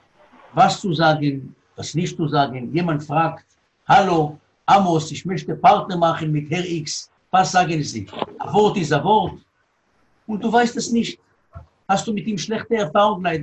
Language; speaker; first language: German; non-native, learner; Hebrew